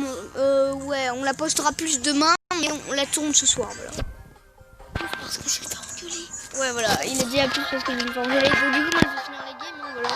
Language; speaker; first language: French; native; French